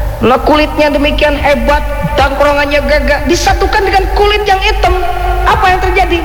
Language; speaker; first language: Indonesian; non-native, local second language; Sundanese